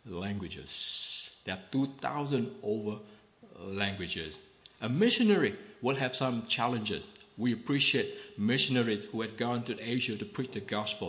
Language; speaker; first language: English; non-native, local second language; Min Nan Chinese